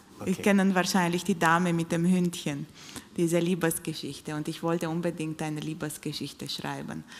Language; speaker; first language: German; non-native, fluent; Romanian